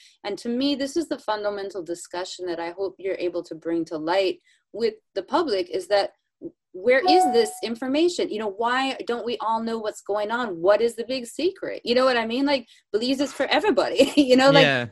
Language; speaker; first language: English; native; English